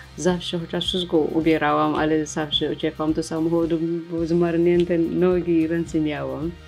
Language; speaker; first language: Polish; non-native, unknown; Tigrinya